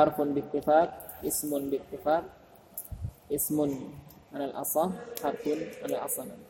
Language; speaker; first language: Arabic; non-native, fluent; Indonesian